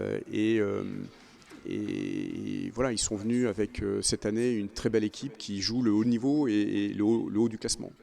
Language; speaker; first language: French; native; French